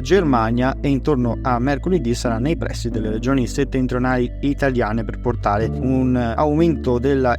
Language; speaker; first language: Italian; native; Italian